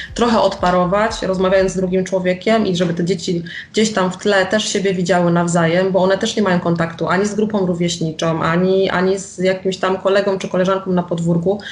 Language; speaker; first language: Polish; native; Polish